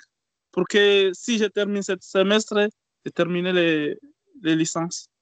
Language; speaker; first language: French; non-native, learner; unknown